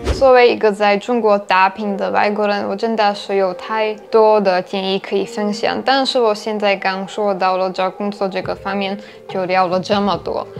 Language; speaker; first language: Chinese; non-native, fluent; Slovak